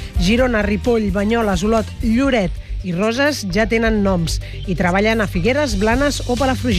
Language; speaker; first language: Catalan; native; Catalan